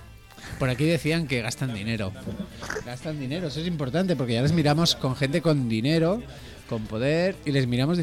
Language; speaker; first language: Spanish; native; Spanish